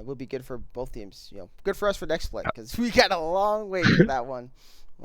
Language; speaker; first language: English; native; English